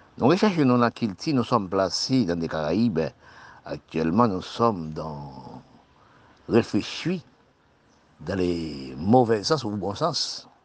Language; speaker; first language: French; non-native, local second language; Haitian Creole